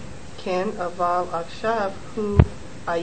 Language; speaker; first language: Hebrew; non-native, learner; English